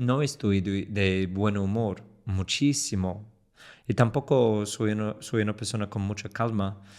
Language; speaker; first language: Spanish; non-native, fluent; English